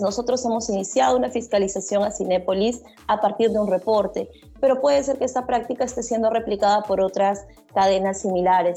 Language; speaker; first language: Spanish; native; Spanish